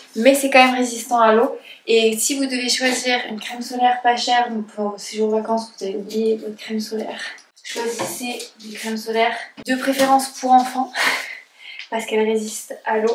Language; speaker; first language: French; native; French